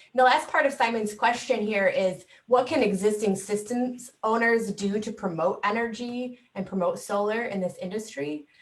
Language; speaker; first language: English; native; English